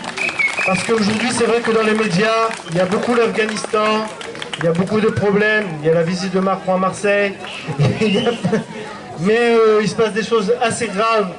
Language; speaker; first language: French; native; French